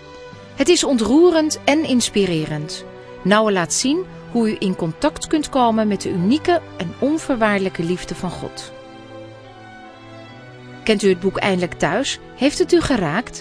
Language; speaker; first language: Dutch; native; Dutch